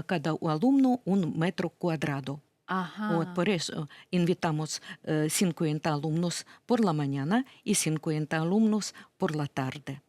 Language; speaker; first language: Spanish; non-native, fluent; Ukrainian